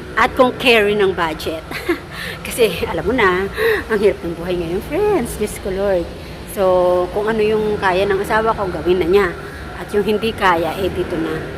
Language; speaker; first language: Filipino; native; Filipino